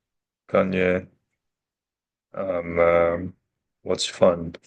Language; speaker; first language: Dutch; non-native, learner; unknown